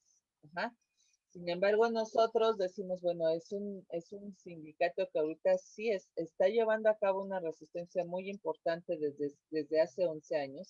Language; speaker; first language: Spanish; native; Spanish